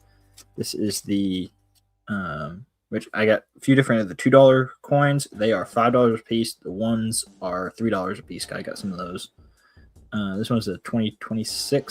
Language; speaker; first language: English; native; English